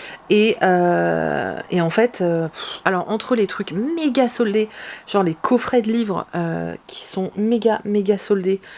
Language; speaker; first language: French; native; French